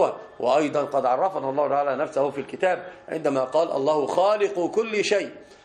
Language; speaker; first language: Arabic; native; Arabic